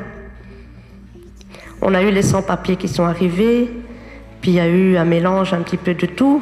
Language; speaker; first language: French; native; French